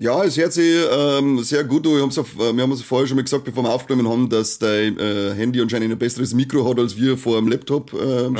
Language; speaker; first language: German; native; German